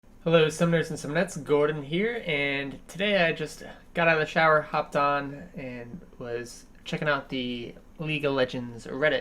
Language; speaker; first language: English; native; English